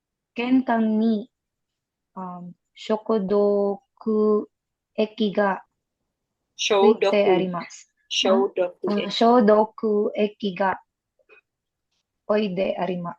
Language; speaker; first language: Japanese; non-native, learner; Filipino